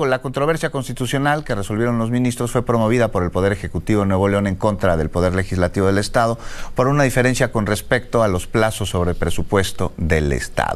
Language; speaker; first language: Spanish; native; Spanish